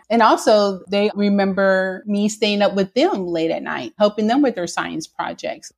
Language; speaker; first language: English; native; English